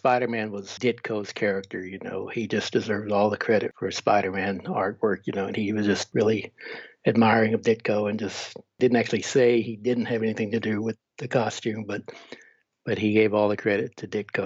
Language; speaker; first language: English; native; English